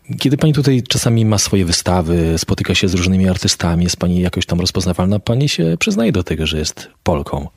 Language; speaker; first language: Polish; native; Polish